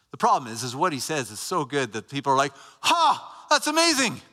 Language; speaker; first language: English; native; English